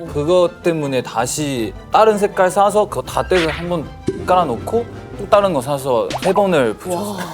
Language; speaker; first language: Korean; non-native, fluent; Chinese